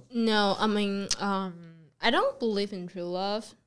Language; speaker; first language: English; non-native, fluent; Chinese